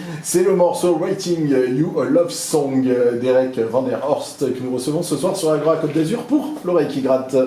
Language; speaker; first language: French; native; French